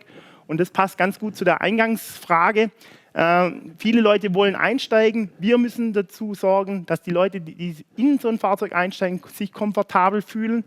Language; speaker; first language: German; native; German